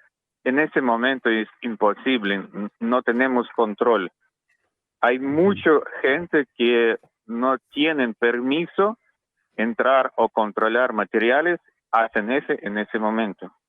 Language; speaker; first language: Spanish; non-native, learner; Russian